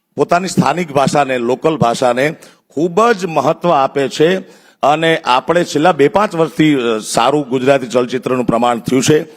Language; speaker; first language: Gujarati; native; Gujarati